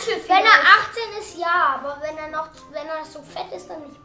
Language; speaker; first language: German; native; German